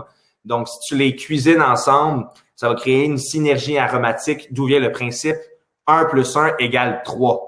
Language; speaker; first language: French; native; French